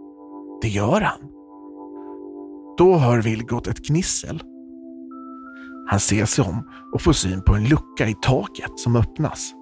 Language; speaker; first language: Swedish; native; Swedish